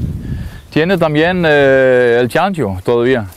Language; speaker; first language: Spanish; non-native, learner; Danish